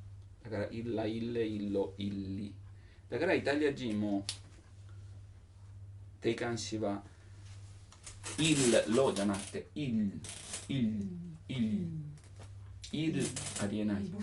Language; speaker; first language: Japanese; non-native, learner; Italian